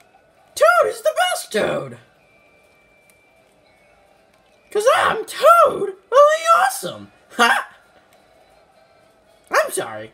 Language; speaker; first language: English; native; English